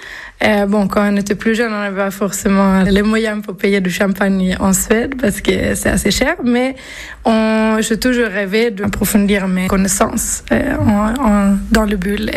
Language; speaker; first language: French; non-native, fluent; Swedish